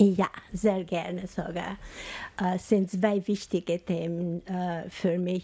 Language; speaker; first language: German; non-native, learner; Albanian